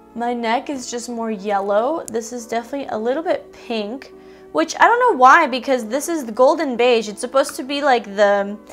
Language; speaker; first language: English; native; English